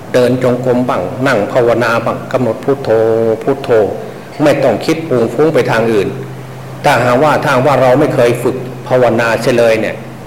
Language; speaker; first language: Thai; native; Thai